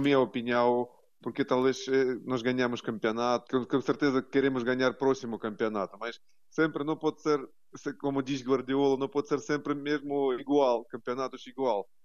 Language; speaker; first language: Portuguese; non-native, learner; Ukrainian